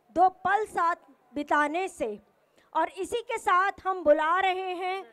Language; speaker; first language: Hindi; native; Hindi